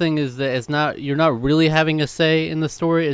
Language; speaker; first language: English; native; English